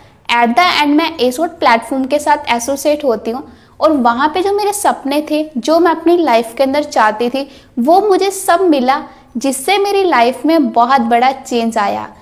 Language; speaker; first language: Hindi; native; Hindi